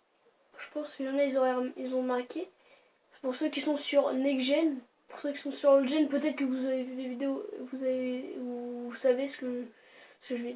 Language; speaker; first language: French; native; French